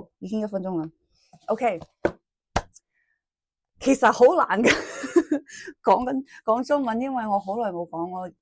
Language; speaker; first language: Cantonese; early bilingual, heritage; English